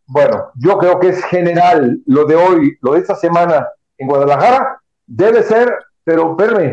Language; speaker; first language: Spanish; native; Spanish